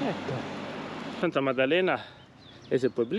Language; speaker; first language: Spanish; non-native, learner; Italian